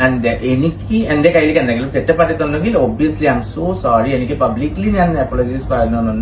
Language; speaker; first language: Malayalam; non-native, learner; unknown